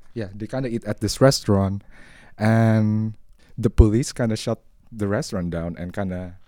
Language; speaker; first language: English; non-native, fluent; Indonesian